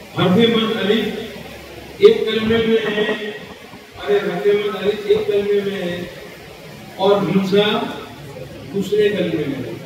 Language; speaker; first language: Urdu; native; Urdu